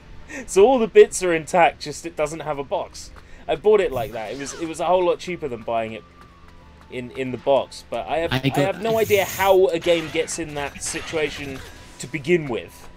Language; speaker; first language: English; native; English